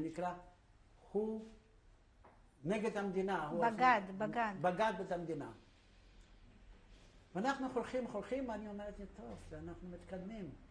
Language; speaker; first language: Hebrew; non-native, fluent; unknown